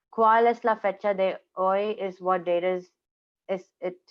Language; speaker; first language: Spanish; non-native, learner; English